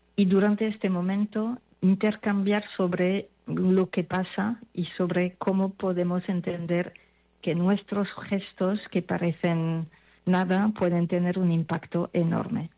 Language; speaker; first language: Spanish; non-native, fluent; French